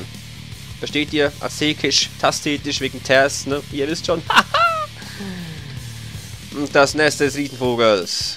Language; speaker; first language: German; native; German